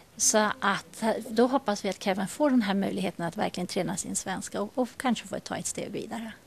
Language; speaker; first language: Swedish; native; Swedish